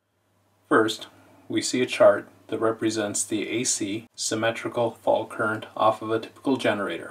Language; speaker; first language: English; native; English